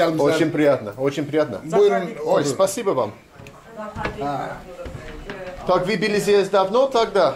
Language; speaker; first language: Russian; non-native, learner; English